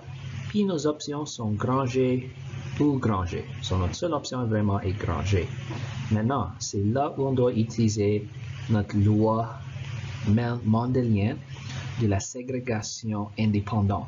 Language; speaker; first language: French; non-native, local second language; English